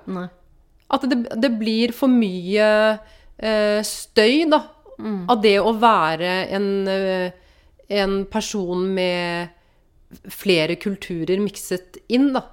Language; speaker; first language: Norwegian; native; Norwegian